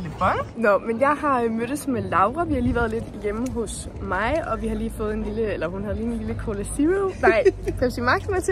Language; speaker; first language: Danish; native; Danish